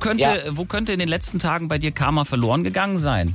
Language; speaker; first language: German; native; German